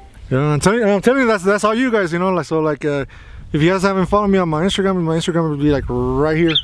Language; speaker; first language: English; early bilingual, other home language; Spanish